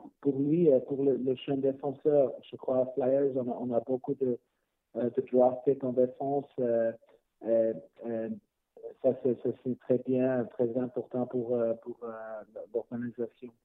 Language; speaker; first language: French; non-native, learner; Swiss German